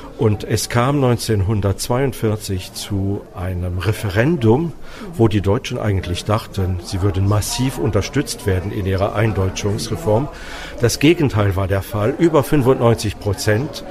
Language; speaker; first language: German; non-native, local second language; Luxembourgish